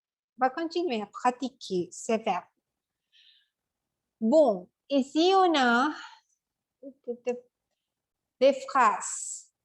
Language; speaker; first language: French; non-native, fluent; Spanish